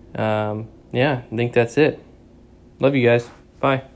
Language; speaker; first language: English; native; English